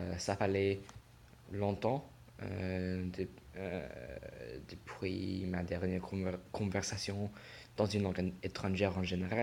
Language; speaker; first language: French; non-native, learner; English